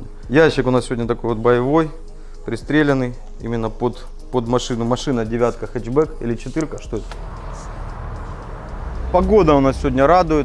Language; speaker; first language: Russian; native; Russian